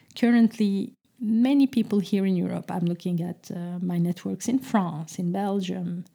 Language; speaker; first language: English; non-native, fluent; Turkish